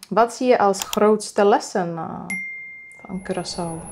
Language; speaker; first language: Dutch; non-native, fluent; Czech